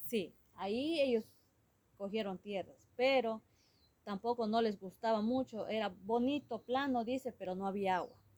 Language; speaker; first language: Spanish; non-native, local second language; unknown